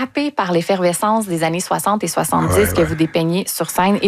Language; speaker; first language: French; native; French